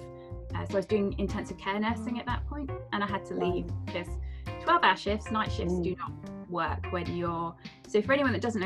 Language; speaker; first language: English; native; English